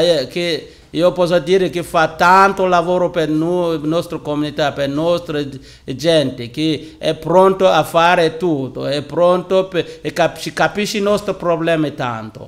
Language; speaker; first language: Italian; non-native, learner; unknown